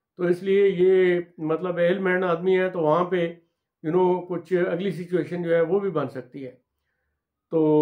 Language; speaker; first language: Urdu; non-native, local second language; Punjabi